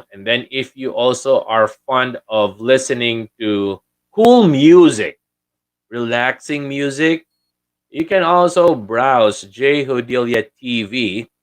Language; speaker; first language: English; non-native, local second language; Filipino